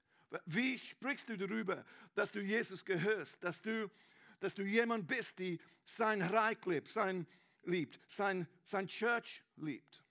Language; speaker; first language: German; non-native, learner; English